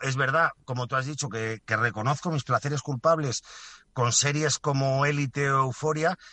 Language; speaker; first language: Spanish; native; Spanish